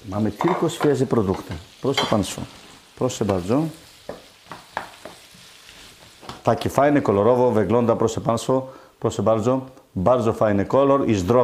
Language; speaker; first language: Polish; non-native, learner; Greek